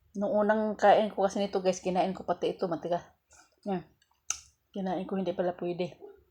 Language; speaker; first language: Filipino; non-native, local second language; Cebuano